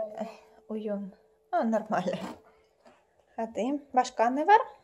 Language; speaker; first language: Turkish; non-native, learner; Russian